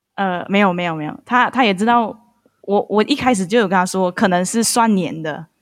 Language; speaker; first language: Chinese; native; Chinese